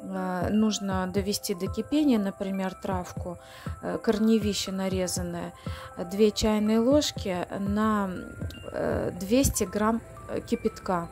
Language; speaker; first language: Russian; native; Russian